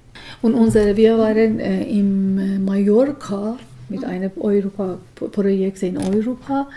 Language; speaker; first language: German; non-native, learner; Persian